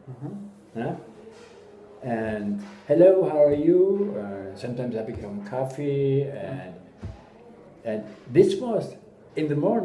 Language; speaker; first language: English; non-native, learner; German